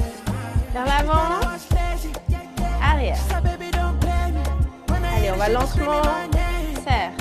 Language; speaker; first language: French; native; French